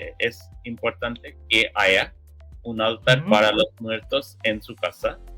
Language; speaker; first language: Spanish; non-native, learner; English